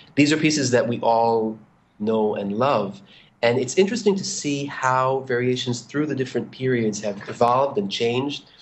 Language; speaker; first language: English; non-native, fluent; Hebrew